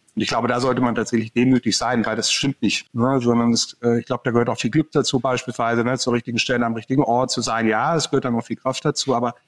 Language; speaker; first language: German; native; German